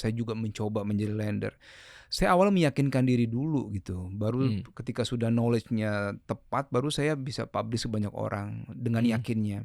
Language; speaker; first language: Indonesian; native; Indonesian